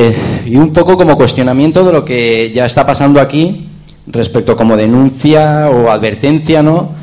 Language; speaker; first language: Spanish; native; Spanish